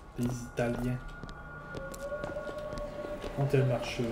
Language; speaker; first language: French; native; French